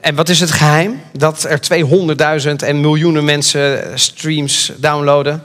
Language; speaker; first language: Dutch; native; Dutch